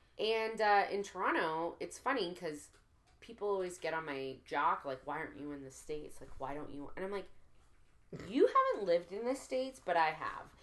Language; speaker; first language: English; native; English